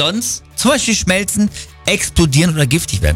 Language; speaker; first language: German; native; German